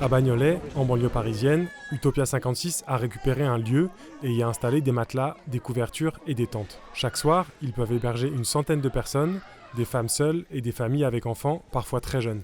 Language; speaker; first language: French; native; French